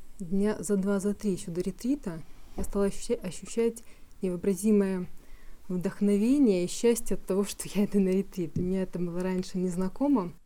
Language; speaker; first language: Russian; native; Russian